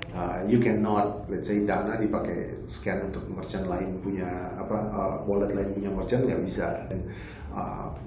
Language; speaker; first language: English; non-native, fluent; Indonesian